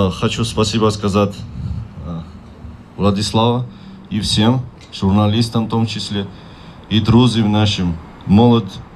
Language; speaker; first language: Ukrainian; non-native, learner; Georgian